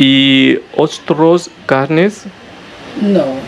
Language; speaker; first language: Spanish; non-native, learner; Vietnamese